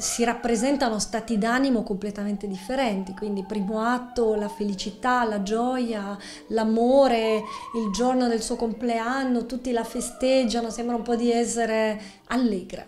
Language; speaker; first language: Italian; native; Italian